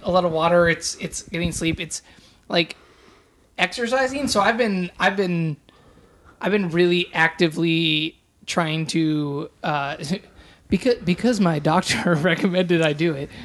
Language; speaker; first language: English; native; English